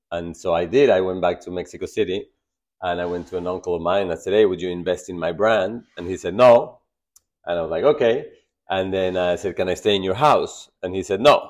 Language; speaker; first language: English; non-native, fluent; Spanish